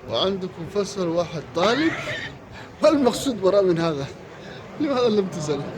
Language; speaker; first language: Arabic; non-native, local second language; Somali